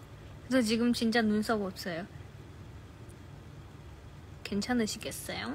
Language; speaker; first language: Korean; non-native, fluent; Chinese